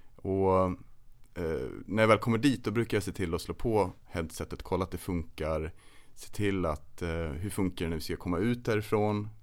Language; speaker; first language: Swedish; native; Swedish